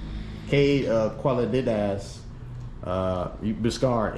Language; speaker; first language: Spanish; non-native, learner; English